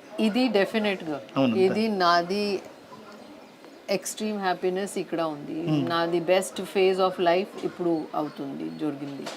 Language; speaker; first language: Telugu; non-native, fluent; Hindi